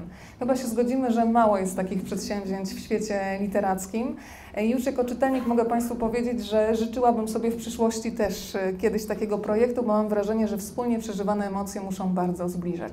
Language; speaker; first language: Polish; native; Polish